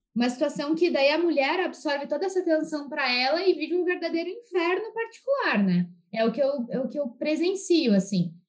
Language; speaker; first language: Portuguese; native; Portuguese